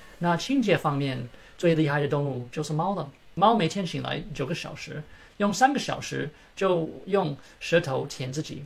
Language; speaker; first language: Chinese; early bilingual, heritage; Chinese